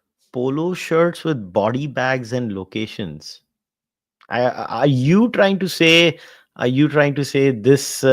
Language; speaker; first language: English; non-native, local second language; Hindi